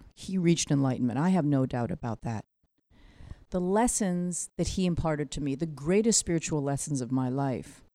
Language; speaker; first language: English; native; English